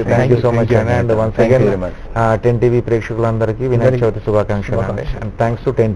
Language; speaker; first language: Telugu; native; Telugu